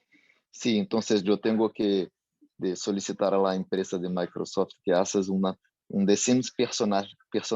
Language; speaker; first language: Spanish; non-native, learner; Portuguese